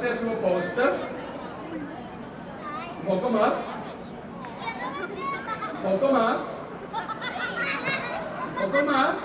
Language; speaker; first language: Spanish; non-native, learner; Italian